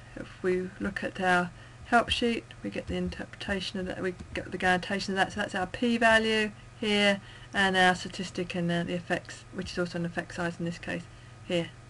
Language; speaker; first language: English; native; English